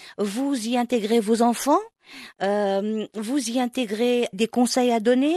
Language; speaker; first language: French; non-native, local second language; Arabic